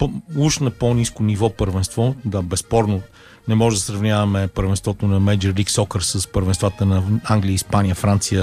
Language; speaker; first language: Bulgarian; native; Bulgarian